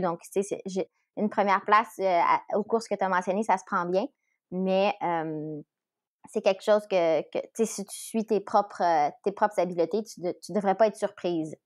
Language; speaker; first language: French; native; French